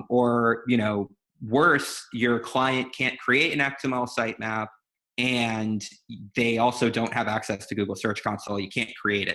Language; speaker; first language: English; native; English